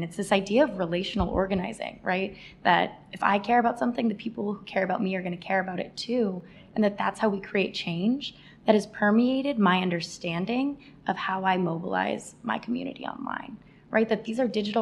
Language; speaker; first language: English; native; English